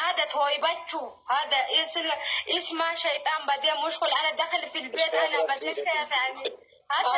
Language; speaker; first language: Arabic; non-native, learner; Oromo